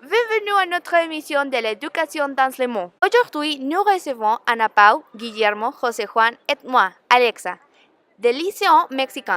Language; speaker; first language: French; non-native, learner; Spanish